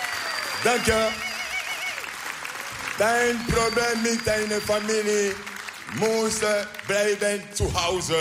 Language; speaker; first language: Dutch; non-native, learner; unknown